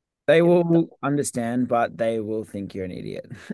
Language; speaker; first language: English; native; English